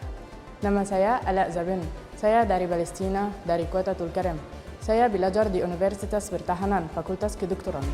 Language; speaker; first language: Indonesian; non-native, fluent; Arabic